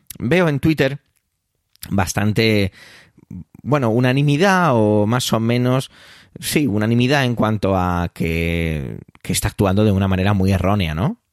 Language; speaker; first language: Spanish; native; Spanish